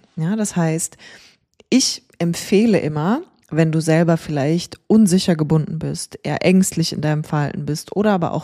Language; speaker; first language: German; native; German